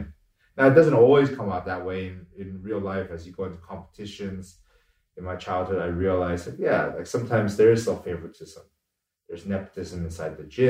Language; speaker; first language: English; native; English